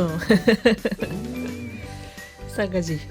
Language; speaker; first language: Korean; non-native, learner; Cebuano